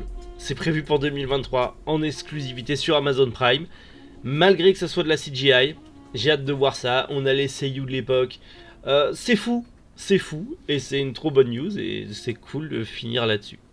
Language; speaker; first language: French; native; French